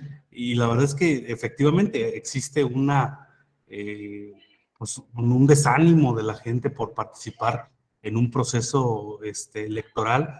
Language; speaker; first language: Spanish; native; Spanish